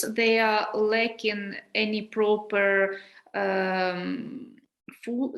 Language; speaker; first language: English; non-native, fluent; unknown